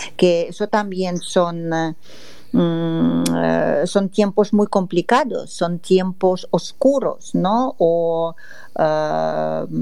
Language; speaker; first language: Spanish; non-native, fluent; Russian